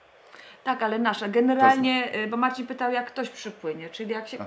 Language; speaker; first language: Polish; native; Polish